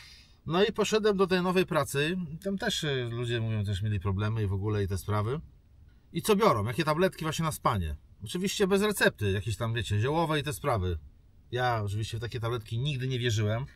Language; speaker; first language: Polish; native; Polish